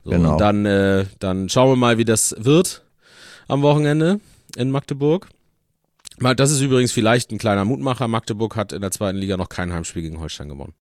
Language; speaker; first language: German; native; German